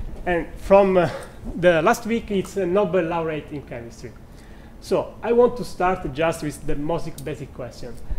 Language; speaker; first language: English; non-native, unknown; Italian